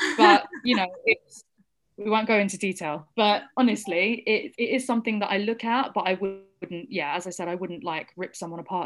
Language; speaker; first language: English; native; English